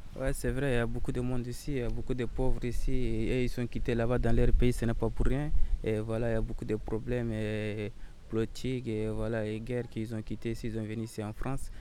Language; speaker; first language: French; non-native, learner; Arabic